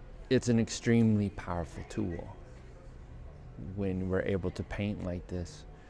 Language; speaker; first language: English; native; English